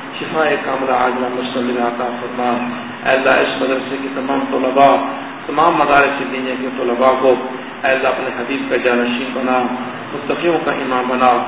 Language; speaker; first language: Urdu; non-native, local second language; Saraiki